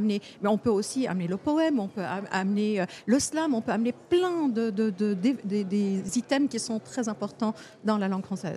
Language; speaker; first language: French; non-native, local second language; Arabic